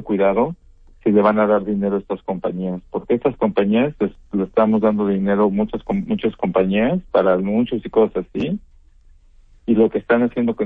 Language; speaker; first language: Spanish; native; Spanish